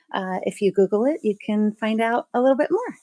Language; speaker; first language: English; native; English